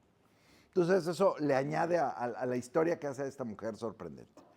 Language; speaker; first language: Spanish; native; Spanish